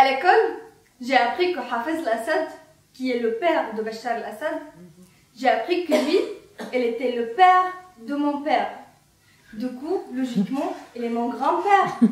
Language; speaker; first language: French; non-native, fluent; Arabic